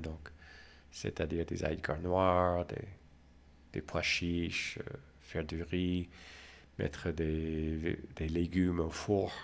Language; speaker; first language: French; non-native, fluent; English